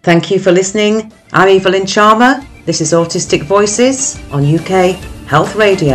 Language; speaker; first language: English; native; English